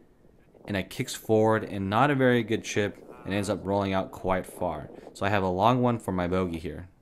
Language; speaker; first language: English; native; English